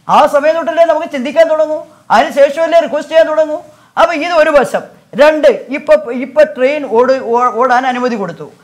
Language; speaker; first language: Malayalam; native; Malayalam